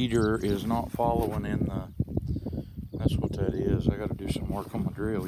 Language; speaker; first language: English; native; English